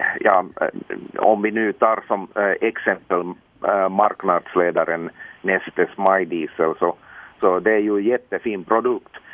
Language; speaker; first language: Swedish; non-native, local second language; Finnish